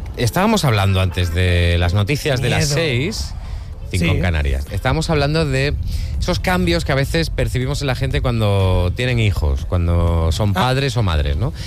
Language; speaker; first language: Spanish; native; Spanish